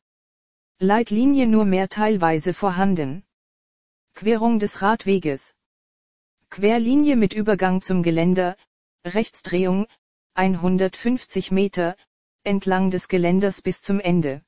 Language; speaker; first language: German; native; German